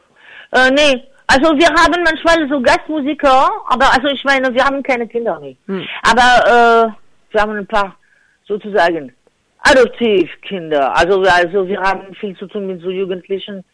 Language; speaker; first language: German; non-native, fluent; French